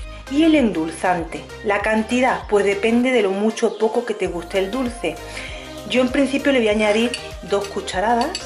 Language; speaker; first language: Spanish; native; Spanish